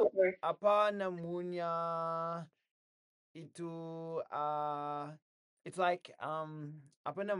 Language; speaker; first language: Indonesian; non-native, learner; English